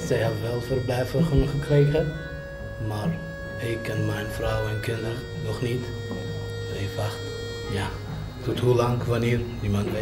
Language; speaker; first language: Dutch; non-native, learner; Arabic